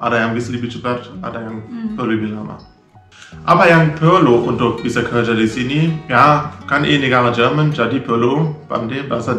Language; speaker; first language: Indonesian; non-native, learner; German